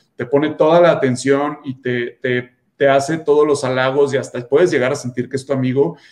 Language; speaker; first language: Spanish; native; Spanish